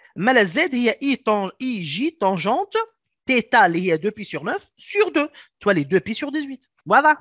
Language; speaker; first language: French; non-native, local second language; Arabic